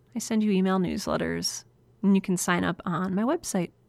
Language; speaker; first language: English; native; English